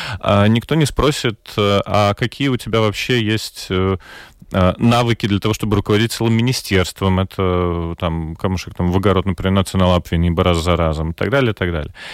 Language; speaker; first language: Russian; non-native, local second language; Latvian